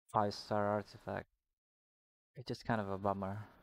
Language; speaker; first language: English; non-native, local second language; Malay